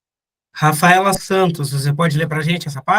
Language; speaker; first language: Portuguese; native; Portuguese